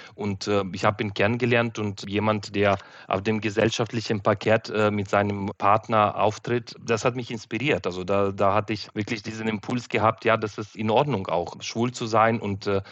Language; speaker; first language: German; non-native, fluent; Ukrainian